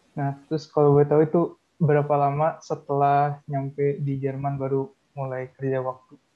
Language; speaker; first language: Indonesian; native; Indonesian